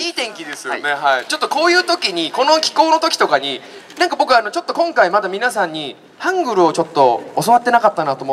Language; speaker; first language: Japanese; native; Japanese